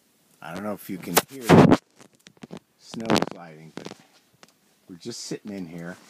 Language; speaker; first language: English; native; English